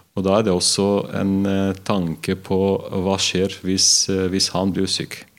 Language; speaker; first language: Norwegian; non-native, fluent; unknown